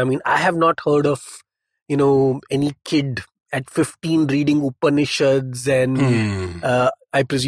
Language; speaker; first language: English; non-native, local second language; Hindi